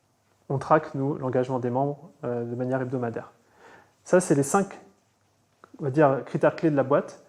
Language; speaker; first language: French; native; French